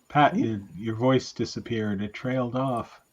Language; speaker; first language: English; native; English